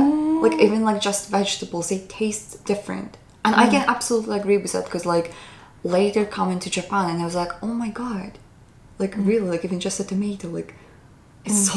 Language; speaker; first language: English; non-native, fluent; Russian